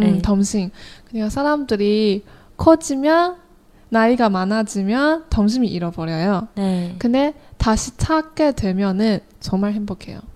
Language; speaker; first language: Korean; non-native, fluent; Chinese